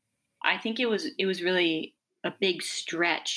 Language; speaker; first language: English; native; English